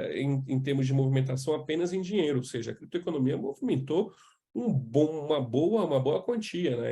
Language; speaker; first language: Portuguese; native; Portuguese